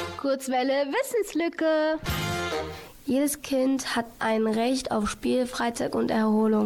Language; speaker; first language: German; native; German